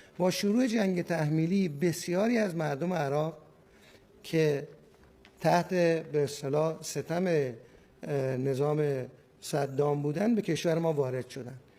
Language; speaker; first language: Persian; native; Persian